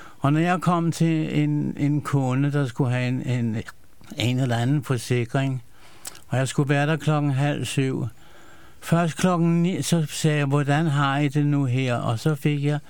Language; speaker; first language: Danish; early bilingual, other home language; Yiddish